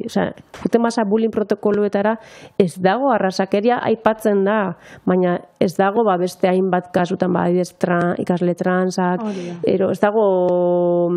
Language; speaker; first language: Basque; native; Basque